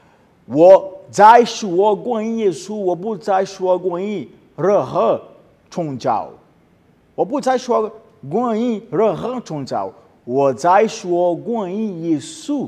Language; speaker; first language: Chinese; non-native, learner; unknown